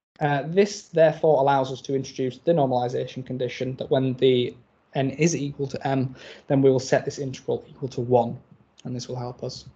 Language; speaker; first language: English; native; English